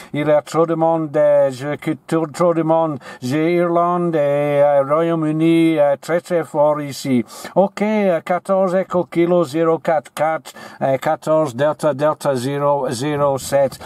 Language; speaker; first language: French; non-native, learner; English